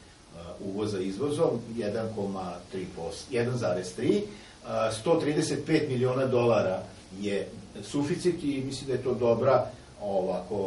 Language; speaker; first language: Serbian; native; Serbian